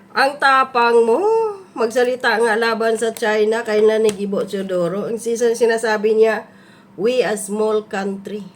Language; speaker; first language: Filipino; non-native, local second language; Cebuano